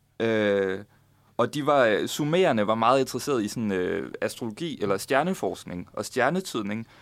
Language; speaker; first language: Danish; native; Danish